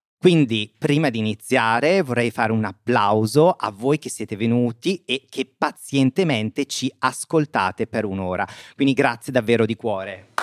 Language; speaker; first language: Italian; native; Italian